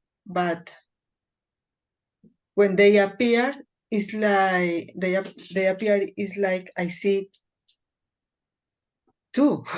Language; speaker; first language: English; non-native, fluent; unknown